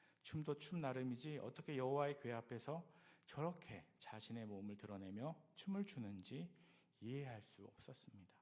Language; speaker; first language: Korean; native; Korean